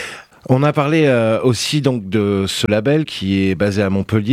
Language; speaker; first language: French; native; French